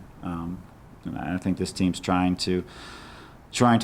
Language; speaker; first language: English; native; English